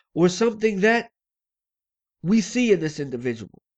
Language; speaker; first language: English; native; English